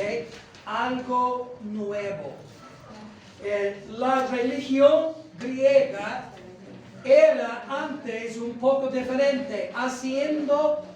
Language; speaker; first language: Spanish; non-native, fluent; English